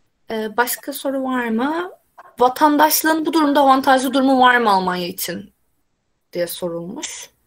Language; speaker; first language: Turkish; native; Turkish